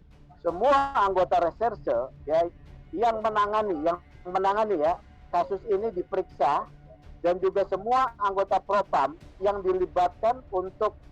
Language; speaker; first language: Indonesian; native; Indonesian